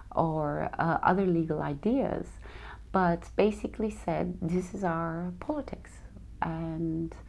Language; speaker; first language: English; non-native, fluent; Turkish